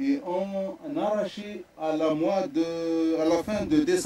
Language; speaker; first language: French; non-native, local second language; Arabic